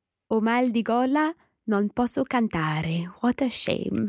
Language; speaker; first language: Italian; non-native, learner; English